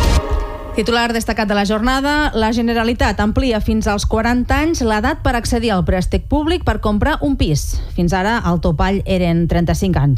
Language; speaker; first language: Catalan; native; Catalan